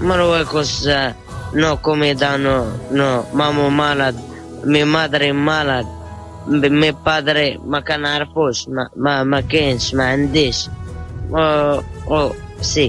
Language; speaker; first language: Spanish; non-native, learner; Arabic